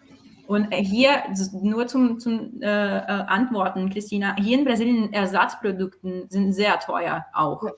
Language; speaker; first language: German; non-native, fluent; Portuguese